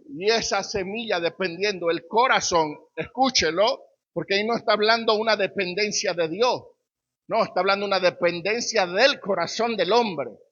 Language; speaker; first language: Spanish; native; Spanish